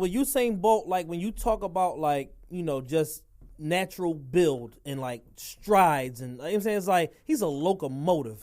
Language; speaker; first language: English; native; English